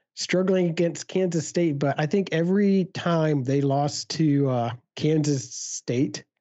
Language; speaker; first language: English; native; English